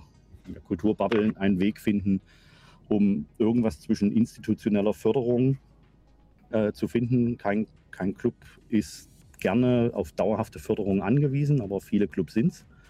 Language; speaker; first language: German; native; German